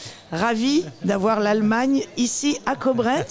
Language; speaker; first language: French; native; French